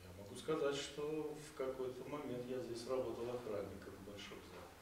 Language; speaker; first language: Russian; native; Russian